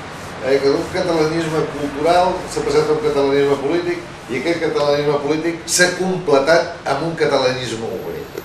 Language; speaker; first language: Catalan; native; Catalan